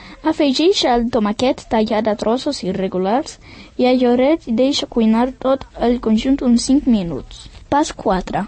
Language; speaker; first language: Catalan; early bilingual, other home language; Portuguese